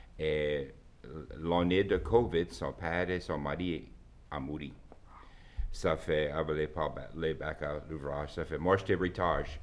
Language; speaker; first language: French; native; French